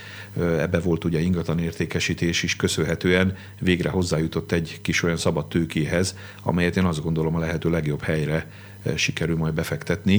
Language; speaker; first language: Hungarian; native; Hungarian